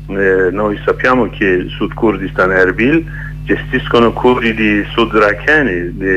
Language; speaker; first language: Italian; non-native, learner; Kurdish